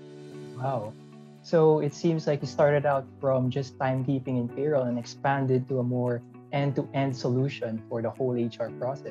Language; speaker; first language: English; non-native, local second language; Filipino